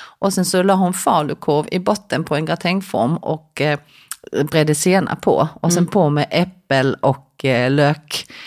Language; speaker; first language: Swedish; early bilingual, other home language; Korean